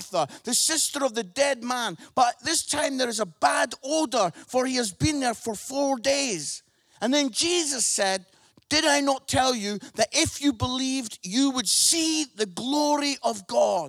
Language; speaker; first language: English; native; English